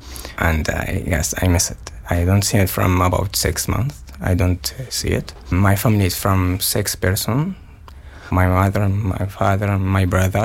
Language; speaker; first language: English; non-native, learner; Arabic